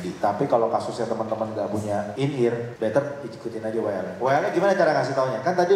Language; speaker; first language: Indonesian; native; Indonesian